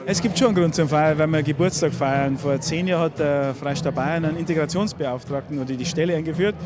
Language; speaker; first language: German; native; German